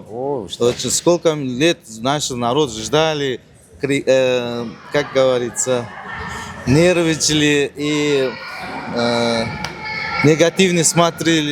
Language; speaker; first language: Russian; non-native, learner; Uzbek